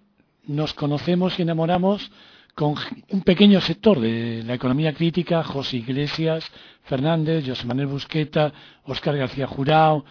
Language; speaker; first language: Spanish; native; Spanish